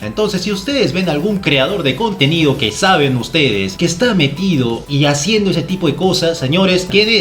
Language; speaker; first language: Spanish; native; Spanish